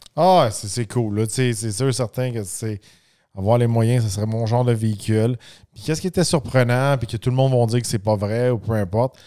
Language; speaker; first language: French; native; French